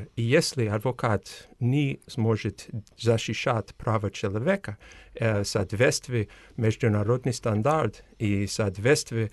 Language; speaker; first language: Russian; non-native, fluent; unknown